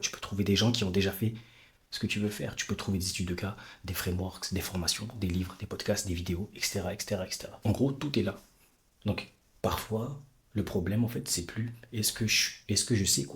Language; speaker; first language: French; native; French